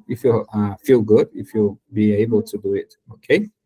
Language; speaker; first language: English; non-native, learner; Portuguese